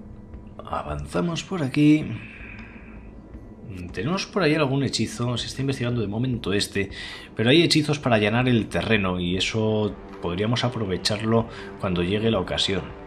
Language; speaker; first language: Spanish; native; Spanish